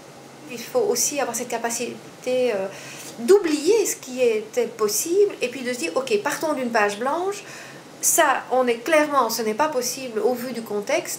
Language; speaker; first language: French; native; French